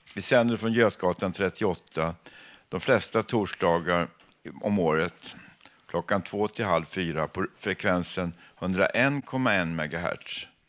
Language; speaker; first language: Swedish; native; Swedish